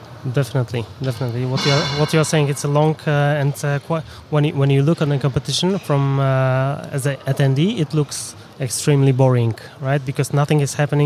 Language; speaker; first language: English; non-native, fluent; Polish